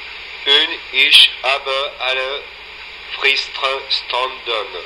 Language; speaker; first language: German; non-native, learner; French